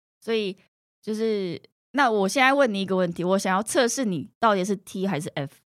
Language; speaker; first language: Chinese; non-native, fluent; Korean